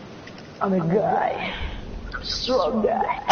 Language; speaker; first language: English; non-native, learner; Greek